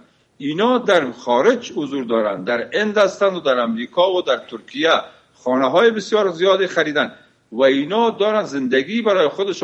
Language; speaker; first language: Persian; native; Persian